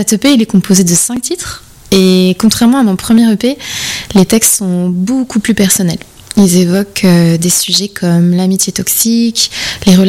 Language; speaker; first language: French; native; French